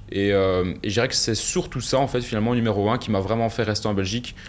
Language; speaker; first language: French; native; French